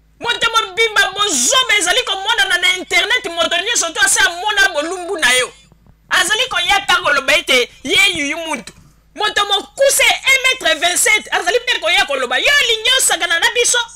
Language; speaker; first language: Lingala; native; Lingala